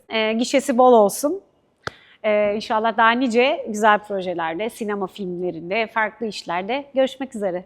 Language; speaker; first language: Turkish; native; Turkish